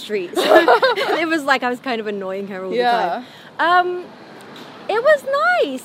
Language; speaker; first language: English; native; English